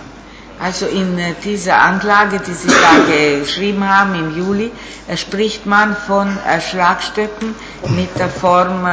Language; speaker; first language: German; non-native, fluent; Italian